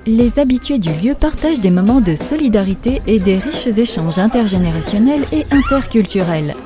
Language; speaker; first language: French; native; French